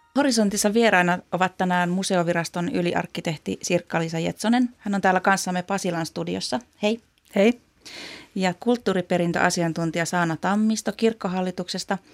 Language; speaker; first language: Finnish; native; Finnish